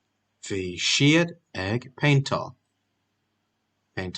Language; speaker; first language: Irish; non-native, local second language; English